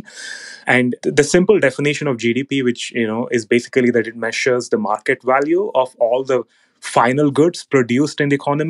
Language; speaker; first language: English; non-native, local second language; Telugu